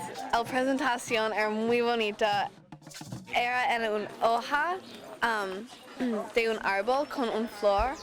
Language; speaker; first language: Spanish; non-native, learner; English